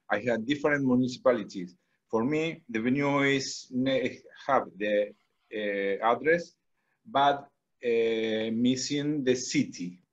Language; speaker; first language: English; non-native, learner; Spanish